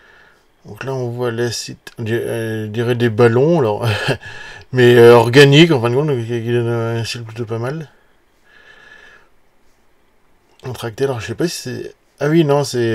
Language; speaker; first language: French; native; French